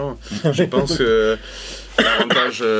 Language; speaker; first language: French; native; French